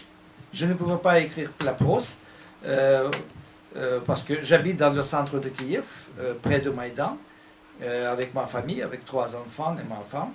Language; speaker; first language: French; non-native, fluent; Russian